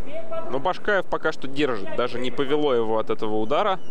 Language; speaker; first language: Russian; native; Russian